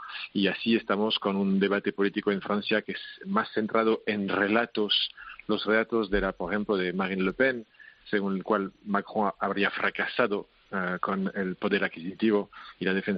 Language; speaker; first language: Spanish; non-native, fluent; French